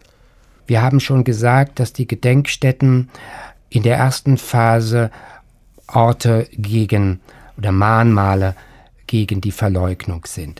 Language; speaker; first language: German; native; German